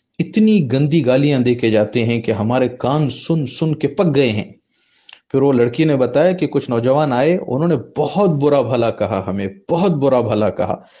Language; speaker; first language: Hindi; native; Hindi